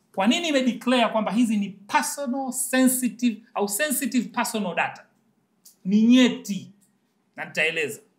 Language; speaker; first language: Swahili; native; Swahili